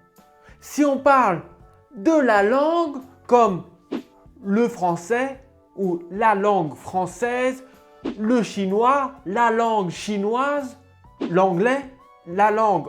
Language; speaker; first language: French; native; French